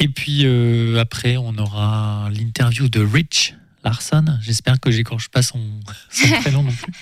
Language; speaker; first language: French; native; French